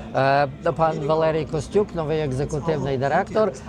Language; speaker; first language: Ukrainian; early bilingual, heritage; Ukrainian